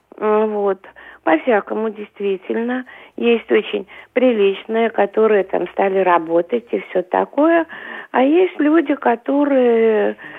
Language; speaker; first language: Russian; native; Russian